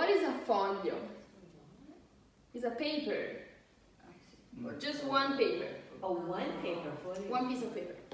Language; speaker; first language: English; non-native, fluent; Italian